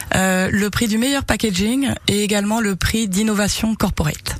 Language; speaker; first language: French; early bilingual, heritage; Japanese